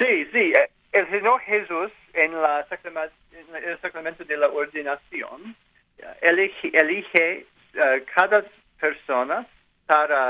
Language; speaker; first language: Spanish; non-native, learner; English